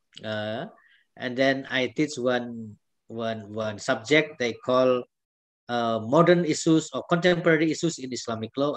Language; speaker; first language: English; non-native, fluent; Indonesian